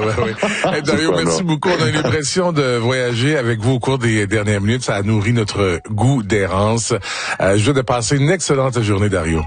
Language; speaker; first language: French; native; French